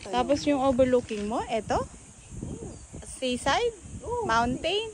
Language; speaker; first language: Filipino; non-native, local second language; Bikol